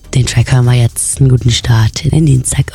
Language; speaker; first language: German; native; German